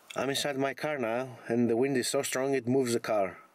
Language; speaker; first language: English; non-native, fluent; Greek